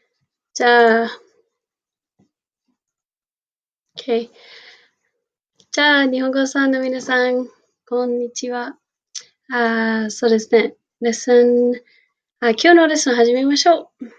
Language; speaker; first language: Japanese; non-native, fluent; English